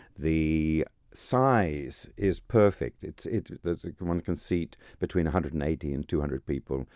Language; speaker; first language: English; native; English